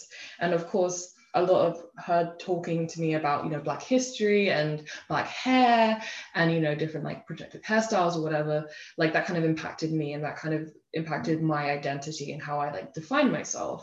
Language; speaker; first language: English; native; English